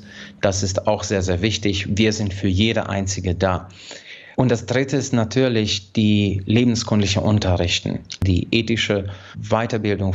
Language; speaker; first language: German; non-native, fluent; Hungarian